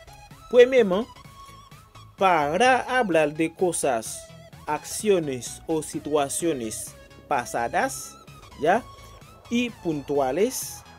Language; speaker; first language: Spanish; non-native, fluent; Haitian Creole